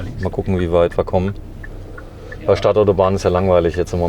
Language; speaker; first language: German; native; German